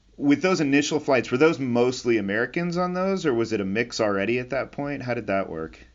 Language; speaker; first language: English; native; English